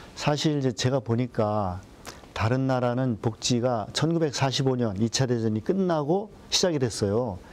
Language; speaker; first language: Korean; native; Korean